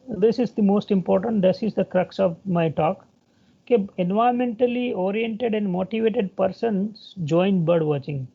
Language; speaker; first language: English; non-native, local second language; Gujarati